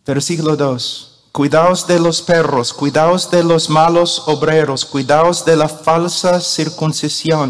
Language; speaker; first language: Spanish; non-native, fluent; English